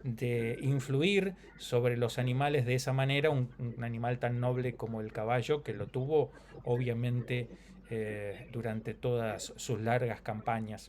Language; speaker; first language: Spanish; native; Spanish